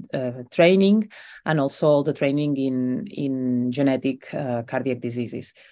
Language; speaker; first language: English; non-native, fluent; Spanish